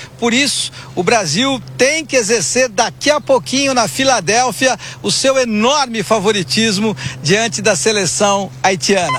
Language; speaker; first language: Portuguese; native; Portuguese